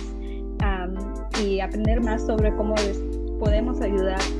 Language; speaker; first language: Spanish; early bilingual, heritage; English